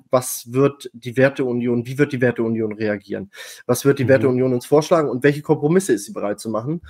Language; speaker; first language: German; native; German